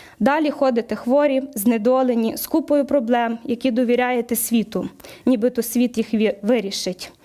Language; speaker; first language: Ukrainian; native; Ukrainian